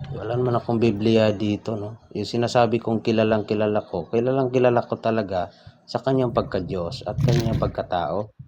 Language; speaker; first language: Filipino; non-native, local second language; Cebuano